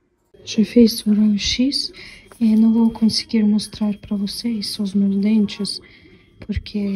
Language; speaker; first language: Portuguese; non-native, fluent; Russian